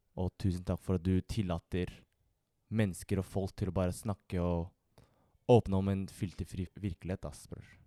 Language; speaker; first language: Norwegian; early bilingual, other home language; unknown